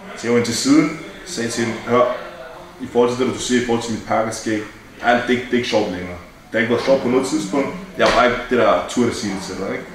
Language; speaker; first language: Danish; early bilingual, other home language; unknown